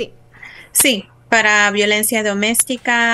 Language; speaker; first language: Spanish; early bilingual, heritage; Spanish